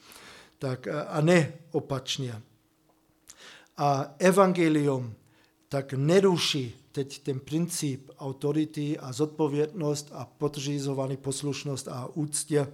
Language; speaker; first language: Czech; non-native, fluent; German